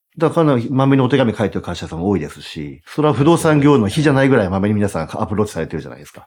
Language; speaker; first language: Japanese; native; Japanese